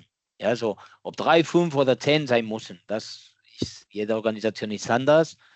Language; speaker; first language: German; non-native, fluent; Catalan